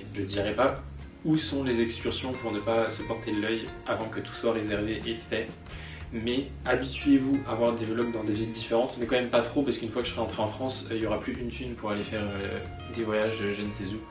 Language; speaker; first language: French; native; French